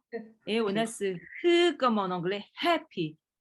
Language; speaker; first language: French; early bilingual, other home language; Korean